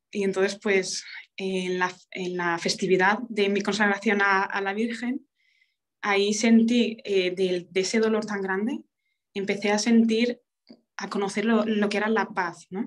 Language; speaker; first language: Spanish; early bilingual, other home language; Romanian